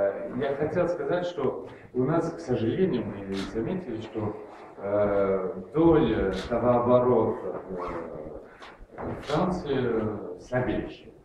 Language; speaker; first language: Russian; non-native, fluent; French